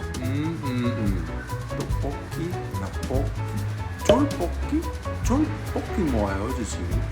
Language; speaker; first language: Korean; non-native, learner; Italian